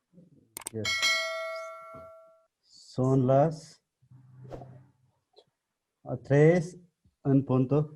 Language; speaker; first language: Spanish; non-native, learner; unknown